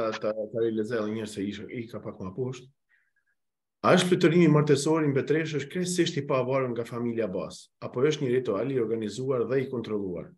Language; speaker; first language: Albanian; native; Albanian